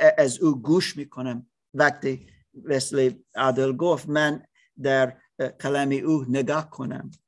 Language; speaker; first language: Persian; non-native, learner; English